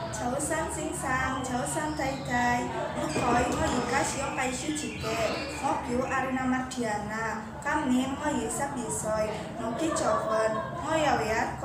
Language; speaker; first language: Cantonese; non-native, learner; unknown